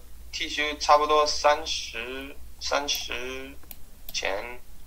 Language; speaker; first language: Chinese; non-native, learner; English